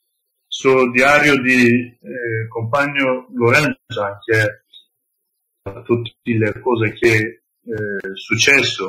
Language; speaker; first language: Italian; non-native, learner; Kurdish